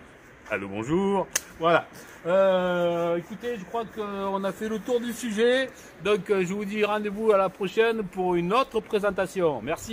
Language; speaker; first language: French; native; French